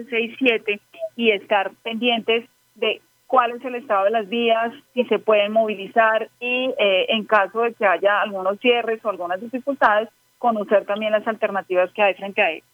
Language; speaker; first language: Spanish; native; Spanish